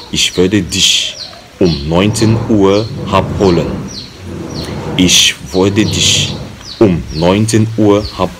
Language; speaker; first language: German; non-native, learner; French